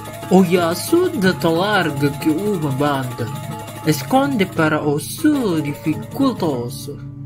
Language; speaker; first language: Portuguese; non-native, learner; Indonesian